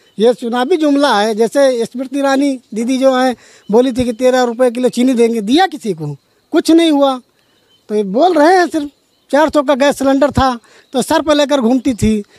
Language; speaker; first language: Hindi; native; Hindi